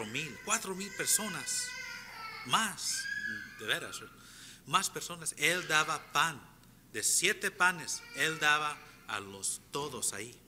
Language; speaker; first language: Spanish; non-native, fluent; English